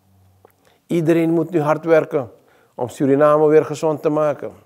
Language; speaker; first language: Dutch; native; Dutch